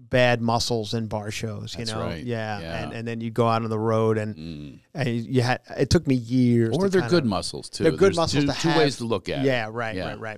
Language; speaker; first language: English; native; English